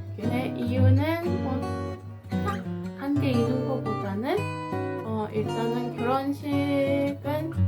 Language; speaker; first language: Korean; non-native, fluent; French